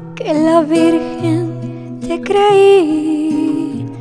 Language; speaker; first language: German; non-native, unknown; Spanish